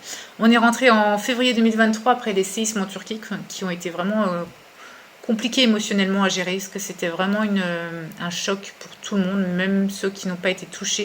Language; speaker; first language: French; native; French